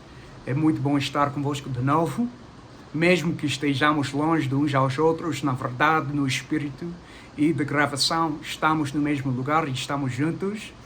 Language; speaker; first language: Portuguese; non-native, fluent; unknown